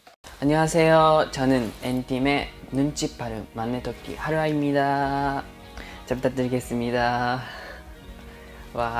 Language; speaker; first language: Korean; non-native, fluent; Japanese